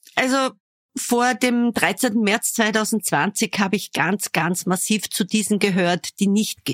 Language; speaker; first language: German; native; German